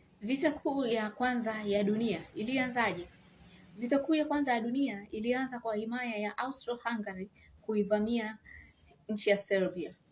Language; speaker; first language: Swahili; native; Swahili